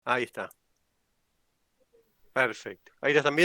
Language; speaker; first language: Spanish; native; Spanish